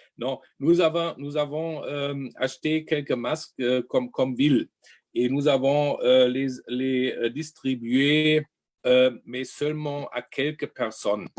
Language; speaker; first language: French; non-native, learner; German